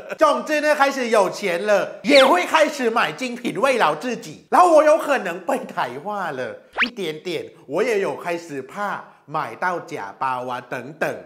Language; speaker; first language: Chinese; non-native, fluent; Thai